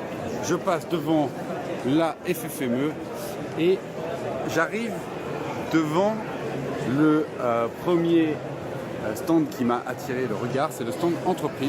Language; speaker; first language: French; native; French